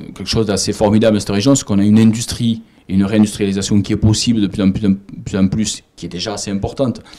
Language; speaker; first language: French; native; French